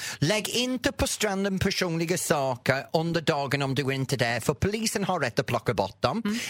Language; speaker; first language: Swedish; non-native, fluent; English